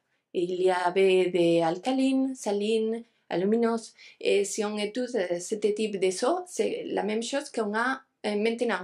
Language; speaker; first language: French; non-native, fluent; Spanish